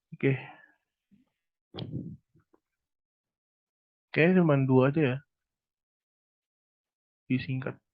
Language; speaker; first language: Indonesian; native; Indonesian